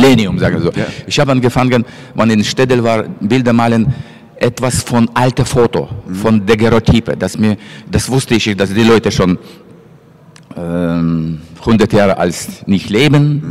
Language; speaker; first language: German; non-native, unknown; Russian